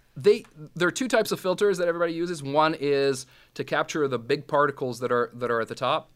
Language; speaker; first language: English; non-native, fluent; Serbian